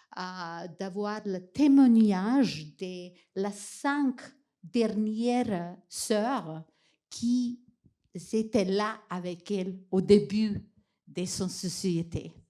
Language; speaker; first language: French; non-native, fluent; Macedonian